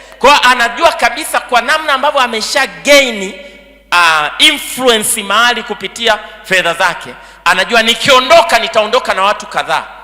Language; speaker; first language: Swahili; native; Swahili